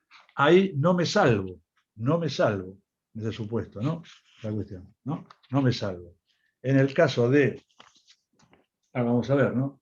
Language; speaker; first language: Spanish; native; Spanish